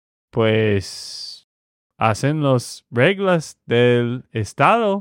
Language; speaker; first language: Spanish; non-native, fluent; English